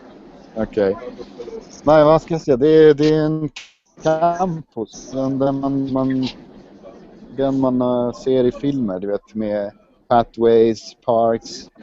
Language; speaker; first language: Swedish; non-native, fluent; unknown